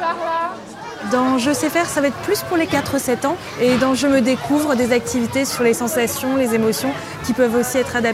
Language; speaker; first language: French; native; French